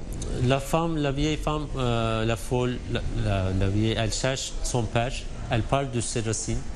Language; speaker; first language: French; non-native, fluent; Turkish